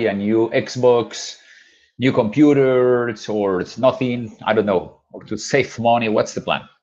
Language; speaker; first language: English; non-native, fluent; Spanish